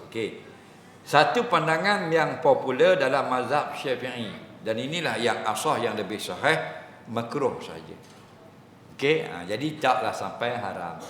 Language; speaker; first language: Malay; native; Malay